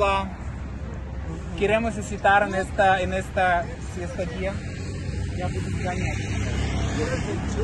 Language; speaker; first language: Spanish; non-native, learner; Russian